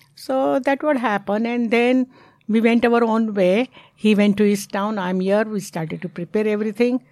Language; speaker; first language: English; non-native, local second language; Gujarati